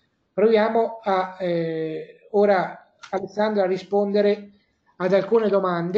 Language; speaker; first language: Italian; native; Italian